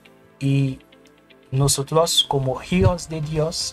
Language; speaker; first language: Spanish; non-native, fluent; Haitian Creole